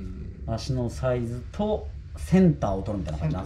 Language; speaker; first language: Japanese; native; Japanese